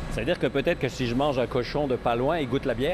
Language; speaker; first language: French; native; French